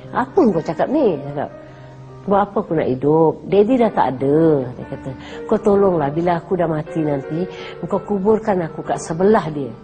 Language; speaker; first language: Malay; native; Malay